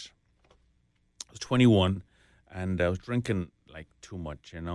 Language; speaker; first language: English; native; English